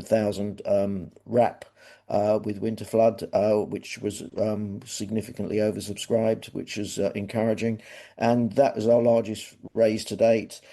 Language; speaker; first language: English; native; English